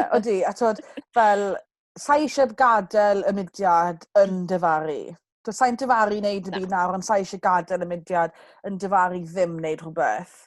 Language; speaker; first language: Welsh; native; Welsh